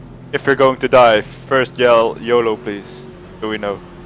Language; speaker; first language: English; non-native, fluent; Dutch